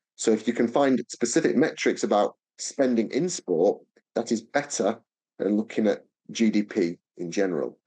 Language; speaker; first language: English; native; English